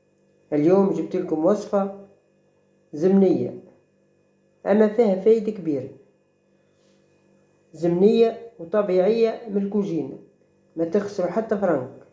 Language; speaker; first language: Arabic; native; Arabic